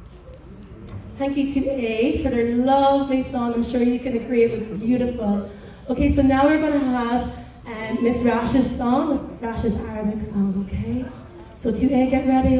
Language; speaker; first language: English; native; English